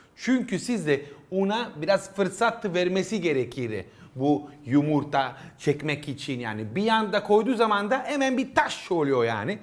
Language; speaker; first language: Turkish; non-native, learner; Italian